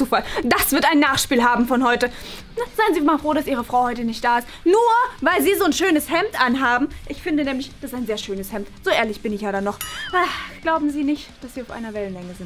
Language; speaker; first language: German; native; German